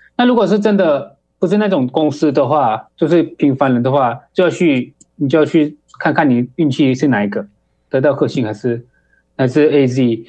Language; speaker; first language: Chinese; early bilingual, heritage; Chinese